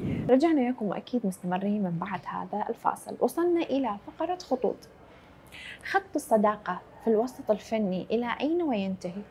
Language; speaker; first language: Arabic; native; Arabic